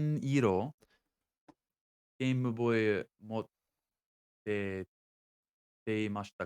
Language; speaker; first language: Japanese; non-native, learner; English